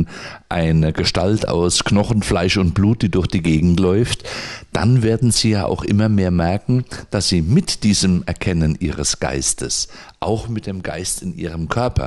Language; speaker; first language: German; native; German